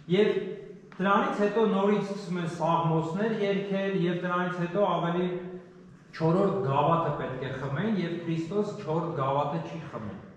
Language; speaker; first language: Armenian; native; Armenian